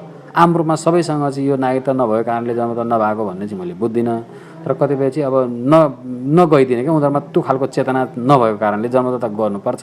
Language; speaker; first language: Nepali; native; Nepali